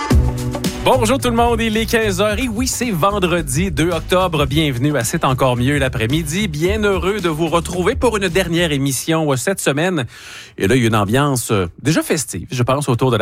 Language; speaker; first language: French; native; French